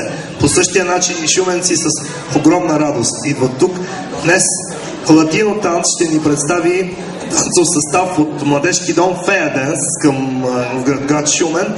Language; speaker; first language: Bulgarian; native; Bulgarian